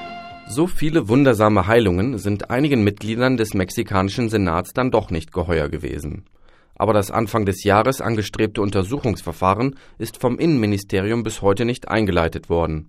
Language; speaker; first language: German; native; German